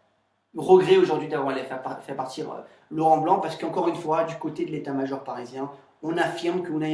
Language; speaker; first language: French; native; French